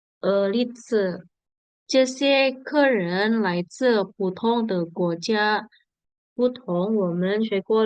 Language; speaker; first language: Chinese; non-native, fluent; Indonesian